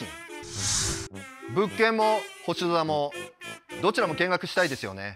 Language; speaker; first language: Japanese; native; Japanese